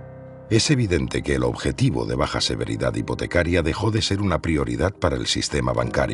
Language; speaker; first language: Spanish; native; Spanish